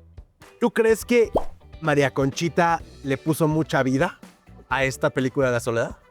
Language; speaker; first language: Spanish; native; Spanish